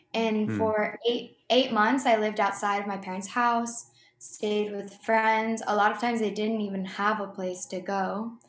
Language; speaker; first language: English; native; English